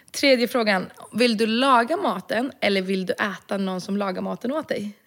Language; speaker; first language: Swedish; early bilingual, other home language; Romany